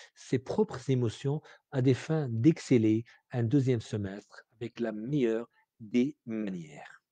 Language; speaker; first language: French; non-native, local second language; Arabic